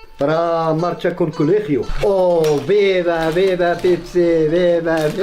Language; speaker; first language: Spanish; non-native, learner; Arabic